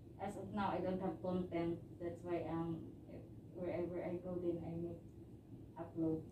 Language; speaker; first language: English; non-native, local second language; Filipino